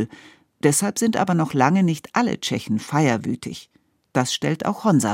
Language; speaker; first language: German; native; German